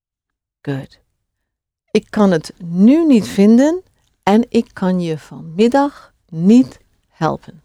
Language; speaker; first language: Dutch; non-native, fluent; English